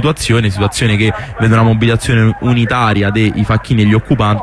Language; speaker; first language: Italian; native; Italian